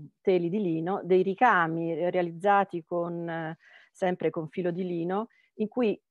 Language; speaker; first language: Italian; native; Italian